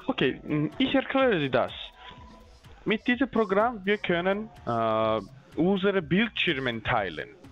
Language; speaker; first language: German; non-native, learner; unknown